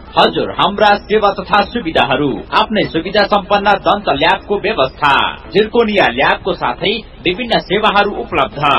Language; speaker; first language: Nepali; native; Nepali